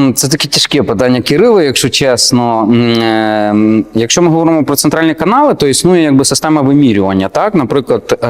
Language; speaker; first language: Ukrainian; native; Ukrainian